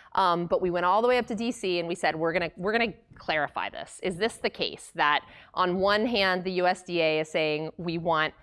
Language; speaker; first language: English; native; English